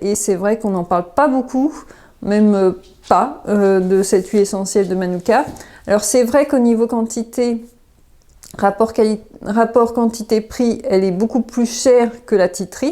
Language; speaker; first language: French; native; French